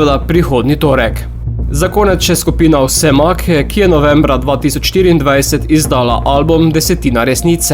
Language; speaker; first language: Slovenian; native; Slovenian